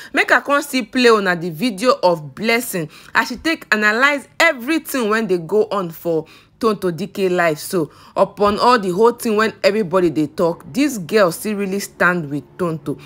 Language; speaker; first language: Nigerian Pidgin; native; Nigerian Pidgin